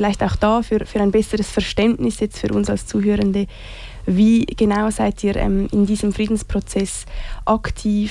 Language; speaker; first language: German; native; German